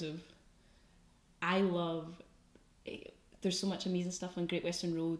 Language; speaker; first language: English; native; English